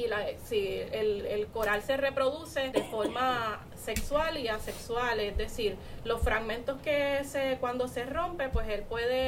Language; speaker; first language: Spanish; native; Spanish